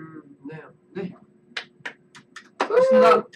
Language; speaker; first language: Korean; native; Korean